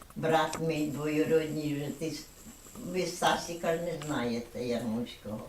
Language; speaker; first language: Ukrainian; native; Ukrainian